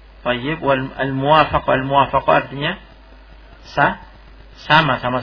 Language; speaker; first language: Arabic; non-native, fluent; Indonesian